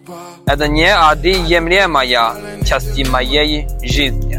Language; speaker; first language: Russian; non-native, learner; Chinese